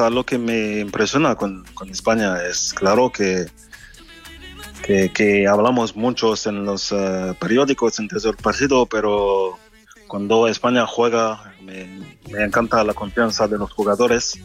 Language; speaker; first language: Spanish; non-native, fluent; French